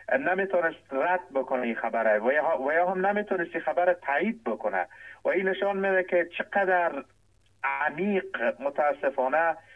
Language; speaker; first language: Persian; native; Persian